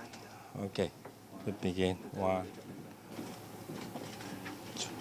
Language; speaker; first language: English; non-native, learner; Vietnamese